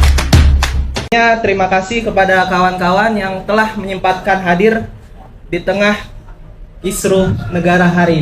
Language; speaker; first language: Indonesian; native; Indonesian